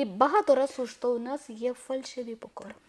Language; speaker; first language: Ukrainian; non-native, learner; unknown